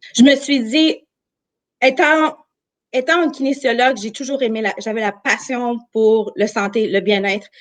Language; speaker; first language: French; early bilingual, other home language; Armenian